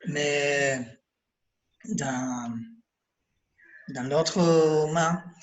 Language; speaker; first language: French; non-native, learner; Spanish